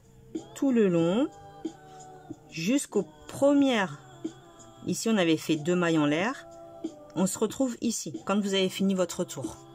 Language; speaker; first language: French; native; French